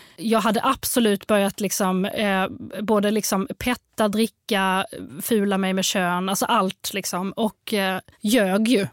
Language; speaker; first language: Swedish; early bilingual, other home language; Arabic